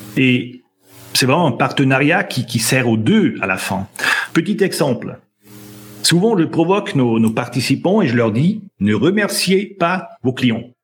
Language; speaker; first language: French; native; French